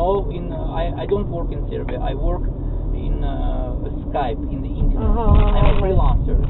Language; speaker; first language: English; non-native, fluent; Russian